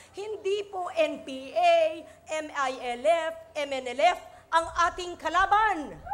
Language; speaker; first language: Filipino; native; Filipino